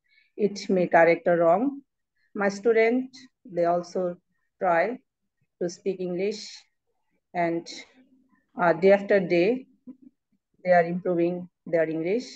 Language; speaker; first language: English; non-native, learner; Bangla